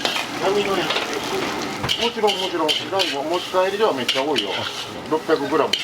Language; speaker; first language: Japanese; native; Japanese